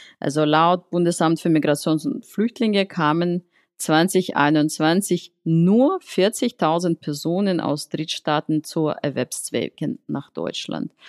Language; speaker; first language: German; non-native, fluent; Russian